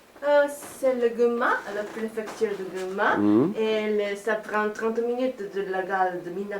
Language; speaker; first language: French; non-native, learner; Japanese